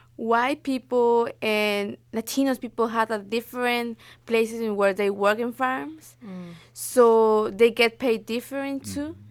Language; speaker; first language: English; non-native, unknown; Spanish